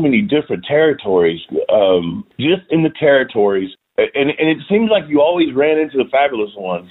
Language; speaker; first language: English; native; English